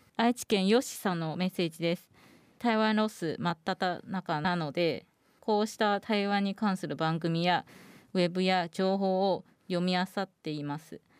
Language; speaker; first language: Japanese; non-native, fluent; Chinese